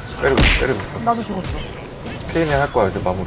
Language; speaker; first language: Korean; native; Korean